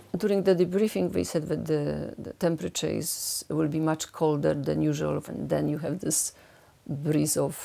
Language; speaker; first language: English; non-native, fluent; Polish